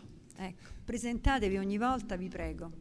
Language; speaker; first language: Italian; native; Italian